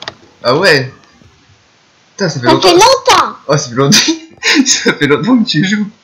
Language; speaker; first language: French; native; French